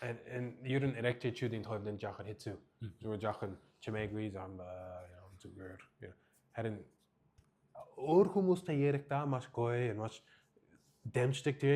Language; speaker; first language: Mongolian; early bilingual, heritage; English